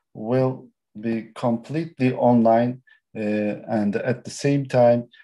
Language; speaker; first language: English; non-native, fluent; Turkish